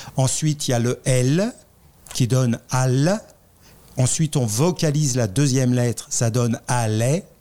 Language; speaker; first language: French; native; French